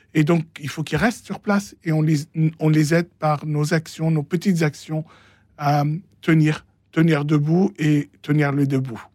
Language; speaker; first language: French; non-native, local second language; Arabic